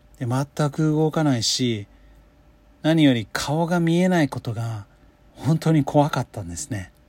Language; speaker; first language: Japanese; non-native, fluent; English